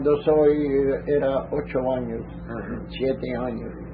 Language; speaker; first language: Spanish; early bilingual, heritage; Ladino